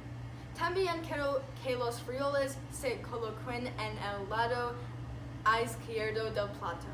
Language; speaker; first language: Spanish; non-native, learner; English